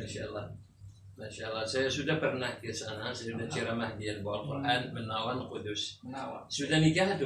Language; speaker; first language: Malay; non-native, fluent; Arabic